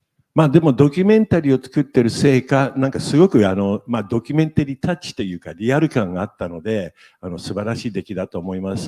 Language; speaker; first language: Japanese; native; Japanese